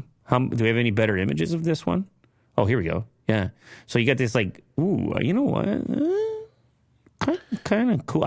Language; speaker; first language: English; native; English